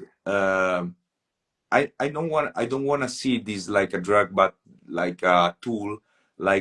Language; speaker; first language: English; non-native, fluent; Italian